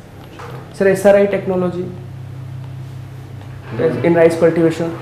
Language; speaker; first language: English; non-native, local second language; Odia